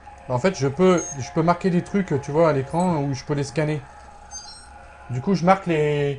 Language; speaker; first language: French; native; French